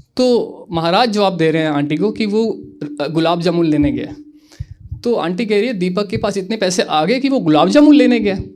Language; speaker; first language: Hindi; native; Hindi